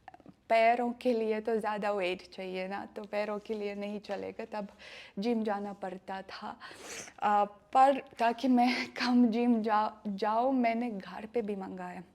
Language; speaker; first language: Hindi; non-native, learner; Russian